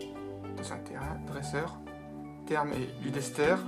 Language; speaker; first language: French; native; French